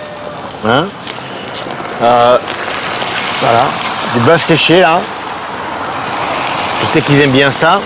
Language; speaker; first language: French; native; French